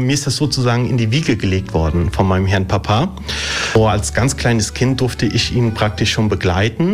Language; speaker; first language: German; early bilingual, other home language; Italian